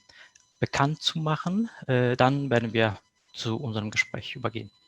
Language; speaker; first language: German; non-native, fluent; Kurdish